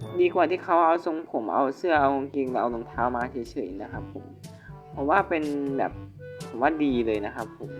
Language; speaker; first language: Thai; native; Thai